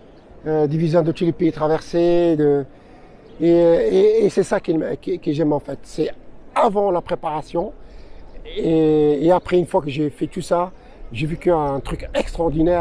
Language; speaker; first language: French; non-native, local second language; Arabic